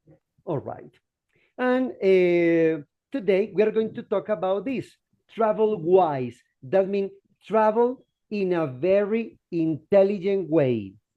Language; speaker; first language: English; non-native, fluent; Spanish